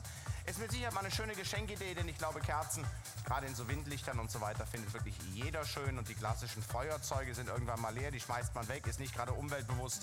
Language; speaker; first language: German; native; German